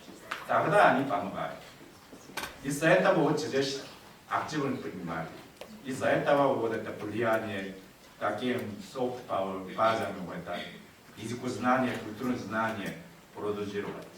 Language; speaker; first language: Russian; non-native, learner; Korean